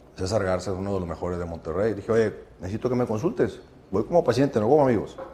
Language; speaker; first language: Spanish; native; Spanish